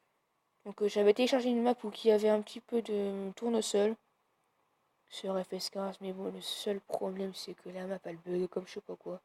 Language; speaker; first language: French; native; French